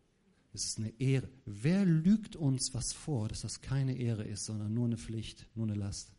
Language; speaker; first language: German; native; German